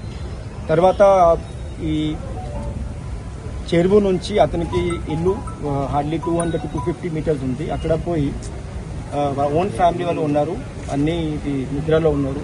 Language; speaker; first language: Telugu; non-native, local second language; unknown